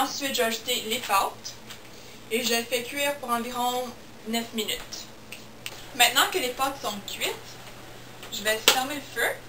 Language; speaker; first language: French; non-native, local second language; English